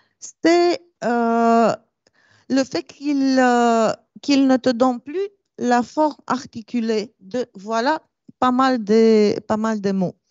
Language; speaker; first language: French; non-native, fluent; Romanian